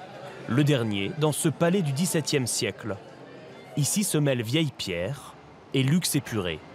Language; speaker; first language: French; native; French